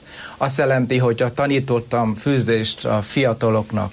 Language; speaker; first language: Hungarian; non-native, fluent; Vietnamese